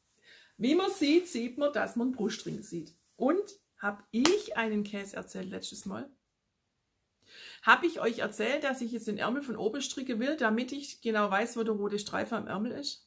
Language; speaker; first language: German; native; German